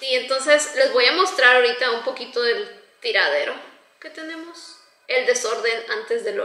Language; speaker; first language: Spanish; native; Spanish